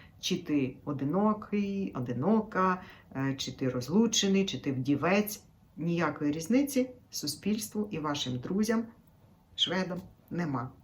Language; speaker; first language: Ukrainian; native; Ukrainian